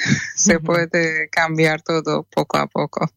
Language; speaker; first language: Spanish; non-native, learner; Persian